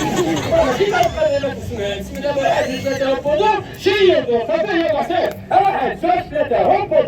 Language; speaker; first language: Arabic; native; Arabic